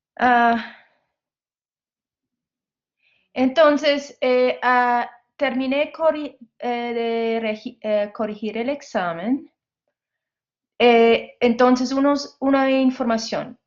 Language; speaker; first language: Spanish; non-native, fluent; English